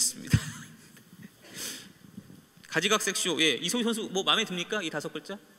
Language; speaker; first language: Korean; native; Korean